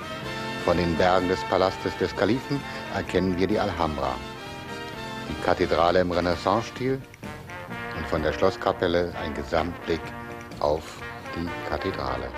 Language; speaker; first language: German; native; German